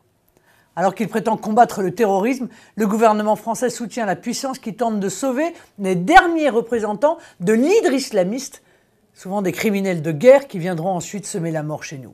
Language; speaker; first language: French; native; French